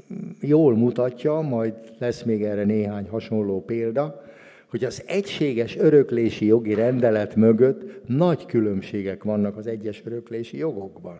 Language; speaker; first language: Hungarian; native; Hungarian